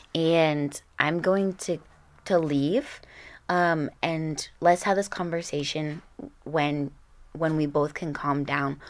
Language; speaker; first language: English; native; English